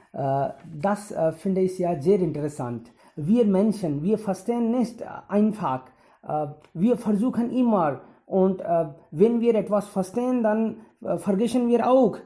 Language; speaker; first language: German; non-native, fluent; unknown